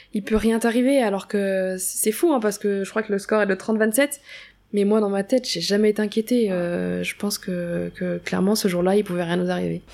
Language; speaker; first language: French; native; French